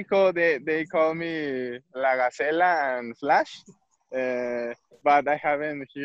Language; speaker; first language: English; non-native, fluent; Spanish